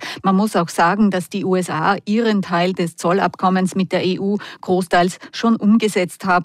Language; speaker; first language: German; native; German